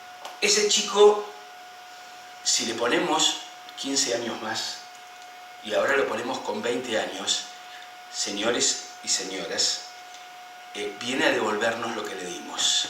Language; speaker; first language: Spanish; native; Spanish